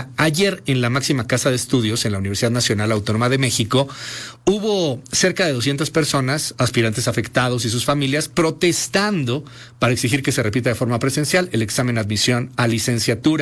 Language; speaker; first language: Spanish; native; Spanish